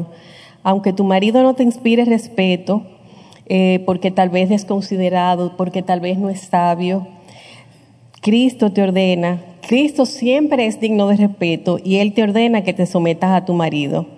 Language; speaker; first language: Spanish; native; Spanish